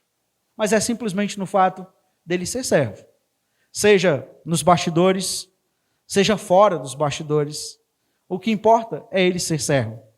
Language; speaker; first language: Portuguese; native; Portuguese